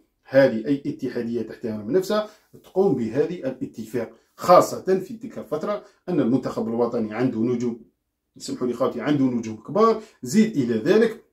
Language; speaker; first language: Arabic; native; Arabic